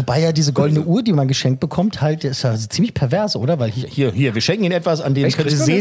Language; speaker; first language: German; native; German